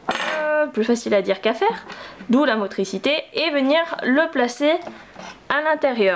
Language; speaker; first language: French; native; French